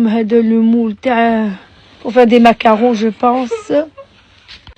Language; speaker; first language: French; non-native, local second language; Arabic